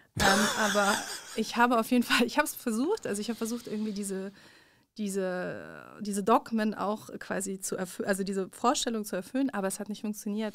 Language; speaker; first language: German; early bilingual, other home language; Persian